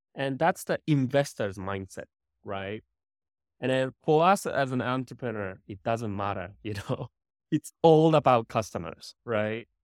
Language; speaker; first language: English; non-native, fluent; Japanese